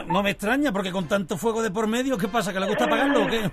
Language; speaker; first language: Spanish; native; Spanish